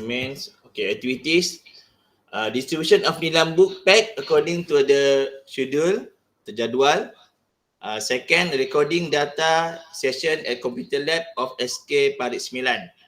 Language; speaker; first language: English; non-native, local second language; Malay